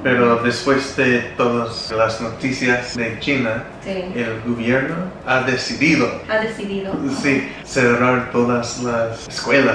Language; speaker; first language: Spanish; non-native, learner; English